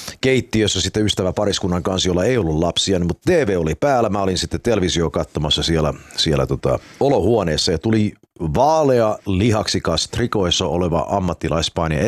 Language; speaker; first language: Finnish; early bilingual, heritage; Finnish